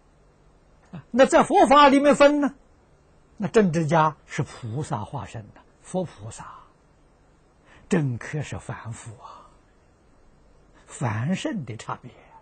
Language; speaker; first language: Chinese; native; Chinese